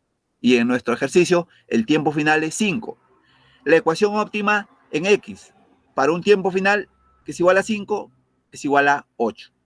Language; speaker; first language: Spanish; native; Spanish